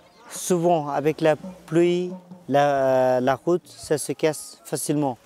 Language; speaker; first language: French; non-native, fluent; Nepali